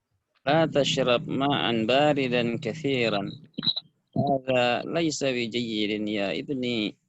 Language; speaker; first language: Arabic; non-native, learner; Indonesian